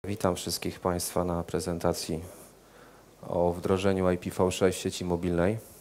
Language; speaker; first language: Polish; native; Polish